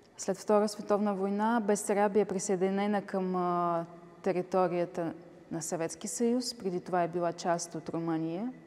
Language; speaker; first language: Bulgarian; early bilingual, heritage; Bulgarian